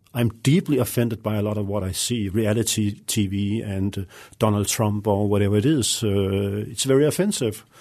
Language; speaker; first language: English; non-native, fluent; Danish